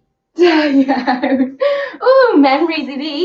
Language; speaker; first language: Welsh; non-native, local second language; English